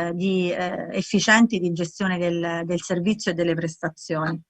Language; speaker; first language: Italian; native; Italian